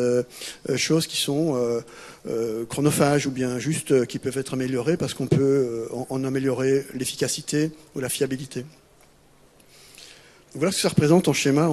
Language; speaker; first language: French; native; French